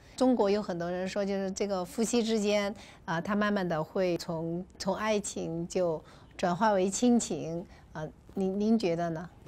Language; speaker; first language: Chinese; native; Chinese